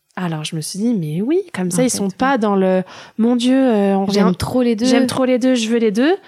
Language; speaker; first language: French; early bilingual, other home language; German